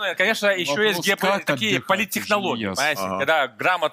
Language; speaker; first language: Russian; native; Russian